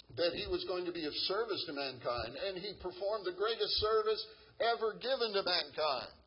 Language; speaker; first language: English; native; English